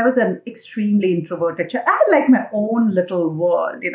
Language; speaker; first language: English; non-native, local second language; Assamese